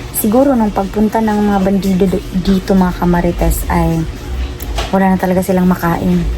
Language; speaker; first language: Filipino; non-native, local second language; Cebuano